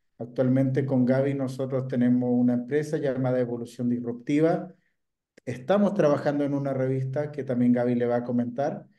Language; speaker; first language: Spanish; native; Spanish